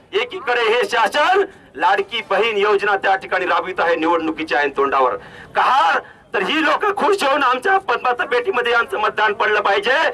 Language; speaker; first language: Marathi; non-native, local second language; Lambadi